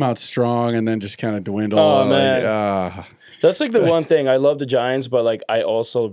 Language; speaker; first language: English; non-native, fluent; Spanish